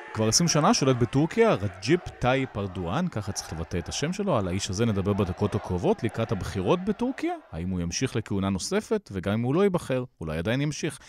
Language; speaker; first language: Hebrew; native; Hebrew